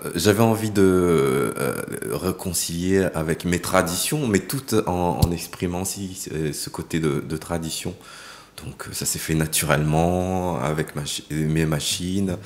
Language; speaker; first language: French; native; French